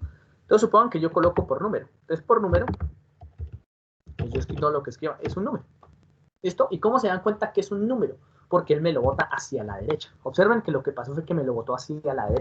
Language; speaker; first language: Spanish; native; Spanish